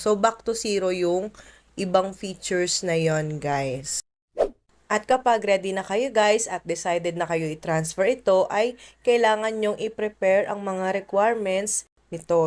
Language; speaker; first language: Filipino; native; Filipino